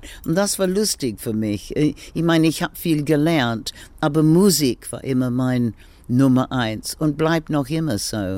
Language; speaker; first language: German; non-native, fluent; English